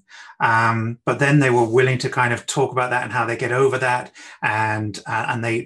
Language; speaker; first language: English; native; English